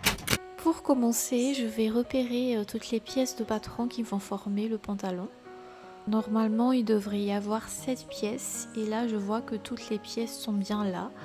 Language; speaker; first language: French; native; French